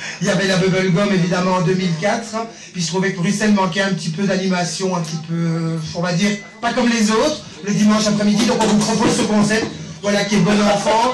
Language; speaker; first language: French; native; French